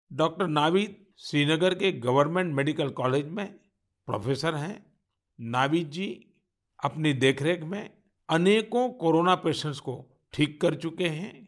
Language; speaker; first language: Hindi; non-native, local second language; Gujarati